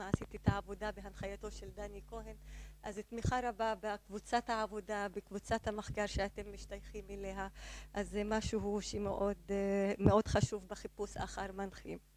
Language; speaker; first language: Hebrew; non-native, local second language; Arabic